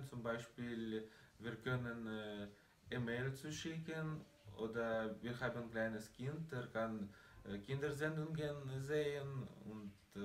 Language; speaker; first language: German; non-native, learner; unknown